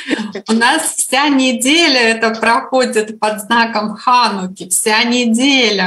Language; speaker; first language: Russian; native; Russian